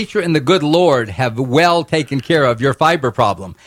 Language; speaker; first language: English; native; English